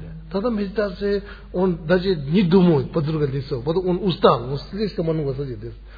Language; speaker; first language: Russian; non-native, learner; Tibetan